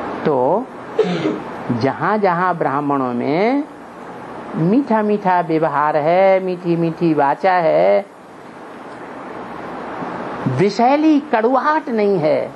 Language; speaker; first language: Hindi; native; Hindi